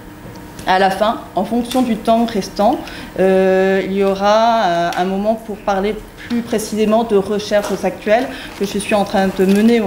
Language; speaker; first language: French; native; French